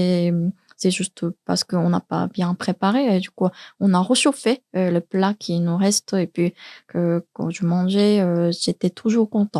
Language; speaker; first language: French; non-native, learner; Korean